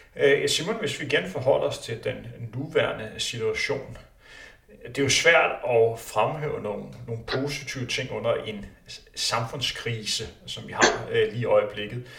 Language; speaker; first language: Danish; native; Danish